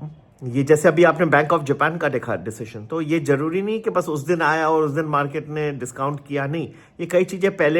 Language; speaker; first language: Hindi; native; Hindi